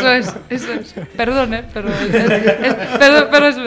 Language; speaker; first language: Spanish; non-native, fluent; French